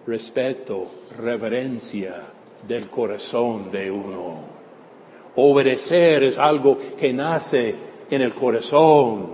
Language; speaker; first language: Spanish; non-native, fluent; English